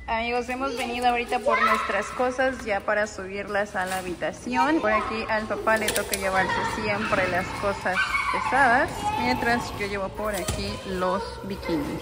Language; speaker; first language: Spanish; native; Spanish